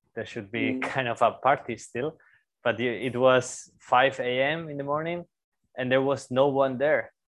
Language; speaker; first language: English; non-native, fluent; Spanish